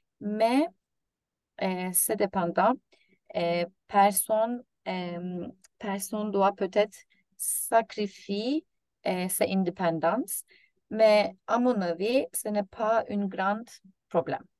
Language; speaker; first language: French; non-native, learner; Turkish